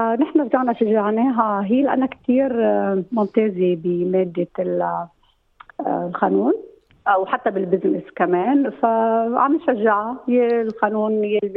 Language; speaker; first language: Arabic; native; Arabic